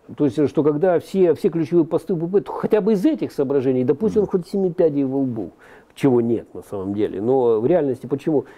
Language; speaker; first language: Russian; native; Russian